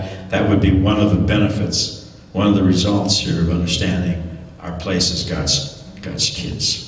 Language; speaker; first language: English; native; English